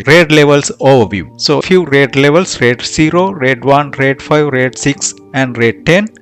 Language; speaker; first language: English; non-native, fluent; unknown